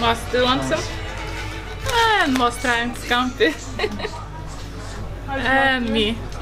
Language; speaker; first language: English; non-native, learner; Russian